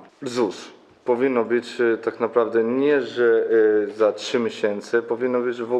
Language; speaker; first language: Polish; non-native, learner; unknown